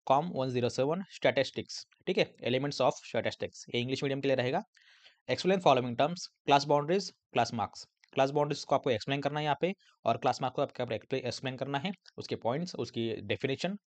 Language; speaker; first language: Hindi; non-native, local second language; Marathi